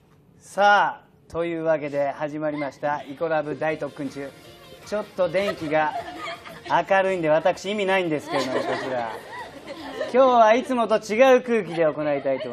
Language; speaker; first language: Japanese; native; Japanese